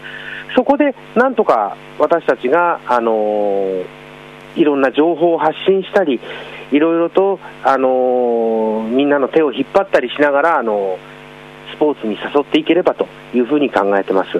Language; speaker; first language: Japanese; native; Japanese